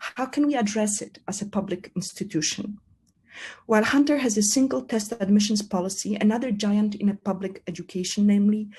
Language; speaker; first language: English; non-native, fluent; Polish